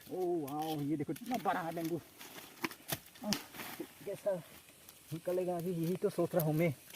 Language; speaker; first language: Hindi; non-native, local second language; Karbi